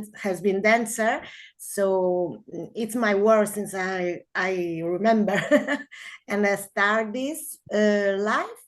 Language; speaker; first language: English; non-native, learner; Spanish